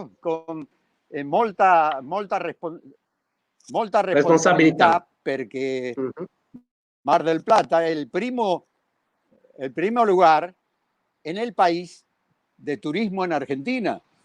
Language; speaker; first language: Italian; early bilingual, heritage; Spanish